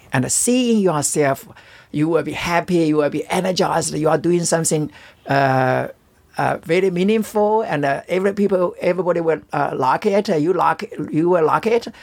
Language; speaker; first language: English; non-native, learner; Chinese